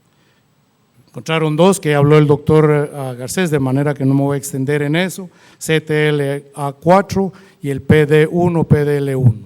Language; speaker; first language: Spanish; native; Spanish